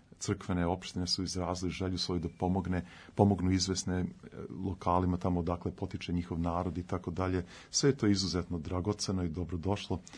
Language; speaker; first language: Serbian; early bilingual, heritage; Serbian